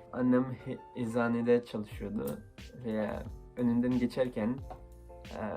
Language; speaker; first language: Turkish; early bilingual, heritage; Turkish